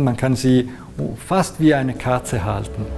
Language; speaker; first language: German; non-native, local second language; Italian